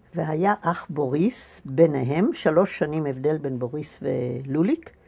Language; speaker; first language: Hebrew; native; Hebrew